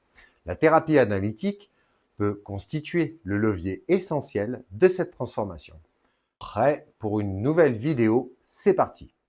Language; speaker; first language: French; native; French